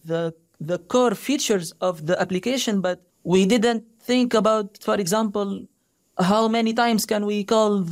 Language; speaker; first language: English; non-native, fluent; Arabic